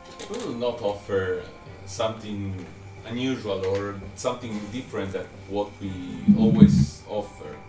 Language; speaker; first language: English; non-native, fluent; Italian